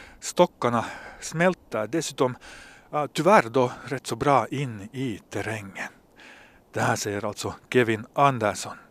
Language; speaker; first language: Swedish; native; Swedish